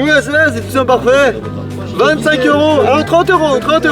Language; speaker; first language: French; native; French